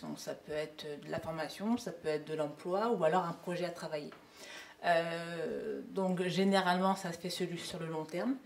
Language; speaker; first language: French; native; French